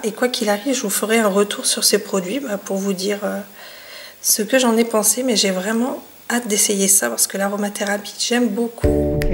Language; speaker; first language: French; native; French